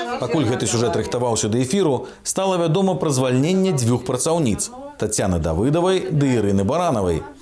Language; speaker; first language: Belarusian; native; Belarusian